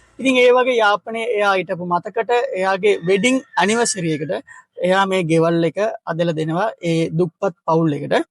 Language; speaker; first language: Sinhala; non-native, local second language; Tamil